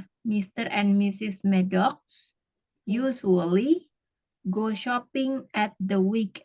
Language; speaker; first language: English; non-native, fluent; Indonesian